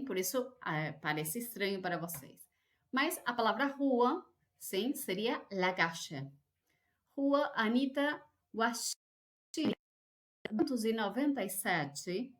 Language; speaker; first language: Portuguese; non-native, fluent; Spanish